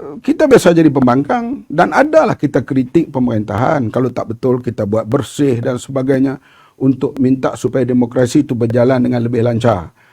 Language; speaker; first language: Malay; native; Malay